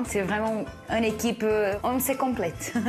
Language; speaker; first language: French; non-native, learner; Portuguese